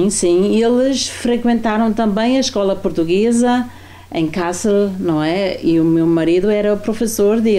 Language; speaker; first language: Portuguese; non-native, fluent; German